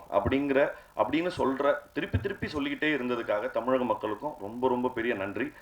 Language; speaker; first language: Tamil; native; Tamil